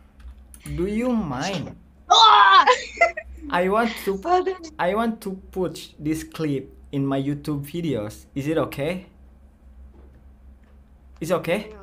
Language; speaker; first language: English; non-native, learner; Indonesian